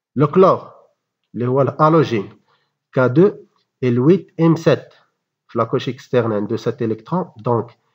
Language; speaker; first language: French; non-native, local second language; Arabic